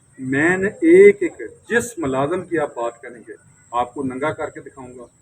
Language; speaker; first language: Urdu; non-native, local second language; Punjabi